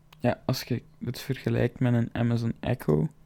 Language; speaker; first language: Dutch; native; Dutch